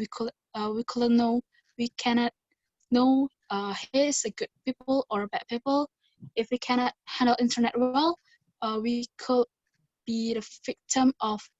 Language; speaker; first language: English; non-native, learner; Indonesian